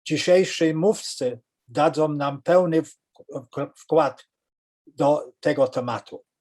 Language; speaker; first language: Polish; early bilingual, heritage; Polish